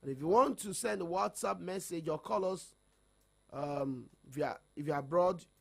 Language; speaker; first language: English; non-native, local second language; Yoruba